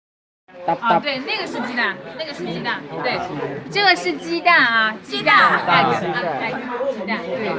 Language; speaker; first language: Chinese; non-native, fluent; Hmong